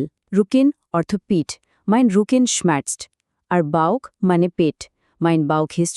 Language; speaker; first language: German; non-native, fluent; Bangla